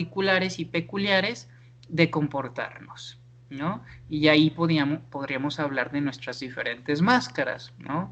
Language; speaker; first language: Spanish; native; Spanish